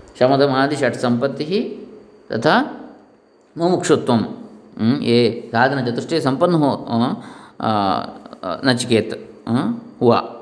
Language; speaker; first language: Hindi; non-native, local second language; Kannada